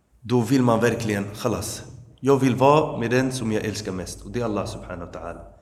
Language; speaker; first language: Swedish; early bilingual, other home language; Arabic